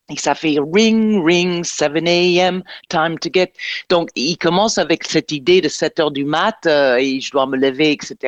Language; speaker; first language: French; non-native, fluent; English